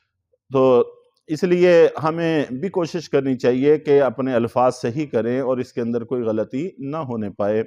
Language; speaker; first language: Urdu; native; Urdu